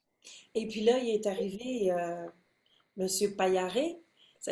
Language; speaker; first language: French; native; French